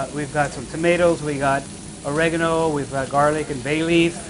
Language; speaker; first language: English; native; English